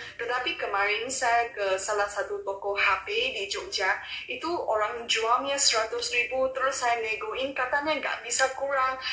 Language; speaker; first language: Malay; non-native, local second language; Chinese